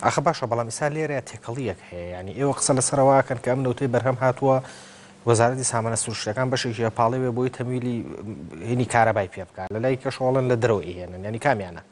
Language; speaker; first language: Central Kurdish; native; Central Kurdish